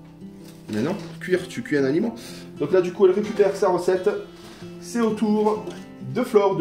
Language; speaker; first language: French; native; French